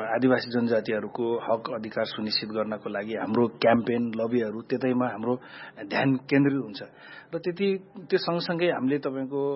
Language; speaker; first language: Nepali; non-native, local second language; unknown